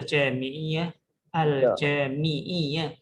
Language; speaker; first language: Arabic; non-native, fluent; Indonesian